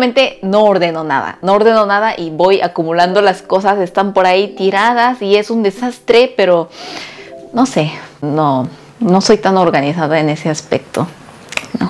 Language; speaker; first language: Spanish; early bilingual, other home language; Korean